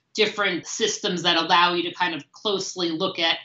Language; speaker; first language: English; native; English